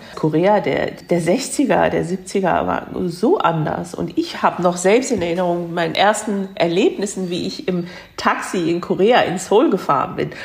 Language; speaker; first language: German; early bilingual, other home language; Korean